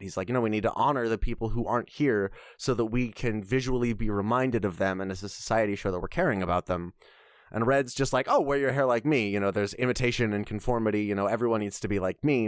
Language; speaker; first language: English; native; English